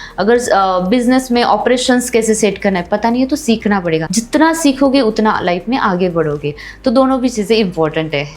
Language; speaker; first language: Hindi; non-native, local second language; Marathi